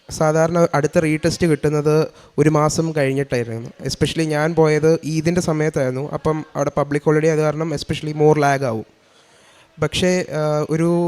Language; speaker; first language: Malayalam; early bilingual, heritage; Malayalam